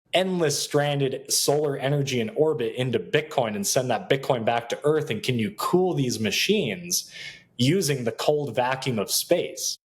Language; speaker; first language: English; native; English